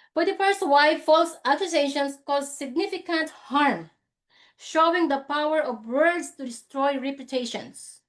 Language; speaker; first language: English; non-native, local second language; Filipino